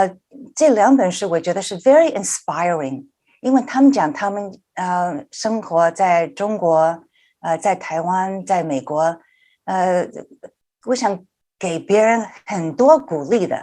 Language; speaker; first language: Chinese; early bilingual, heritage; Chinese